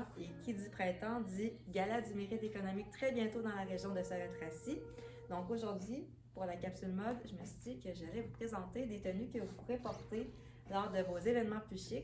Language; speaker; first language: French; native; French